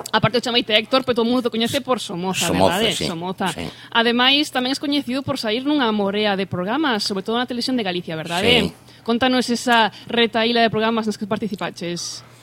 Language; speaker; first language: Galician; native; Galician